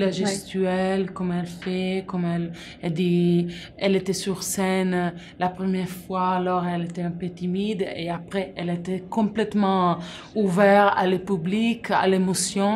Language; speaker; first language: French; non-native, learner; Italian